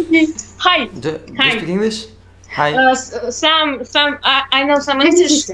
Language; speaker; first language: English; non-native, learner; Russian